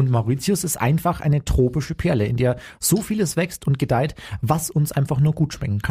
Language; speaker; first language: German; native; German